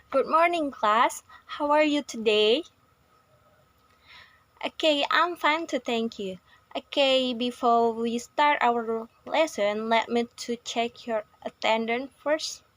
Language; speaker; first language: English; non-native, learner; Indonesian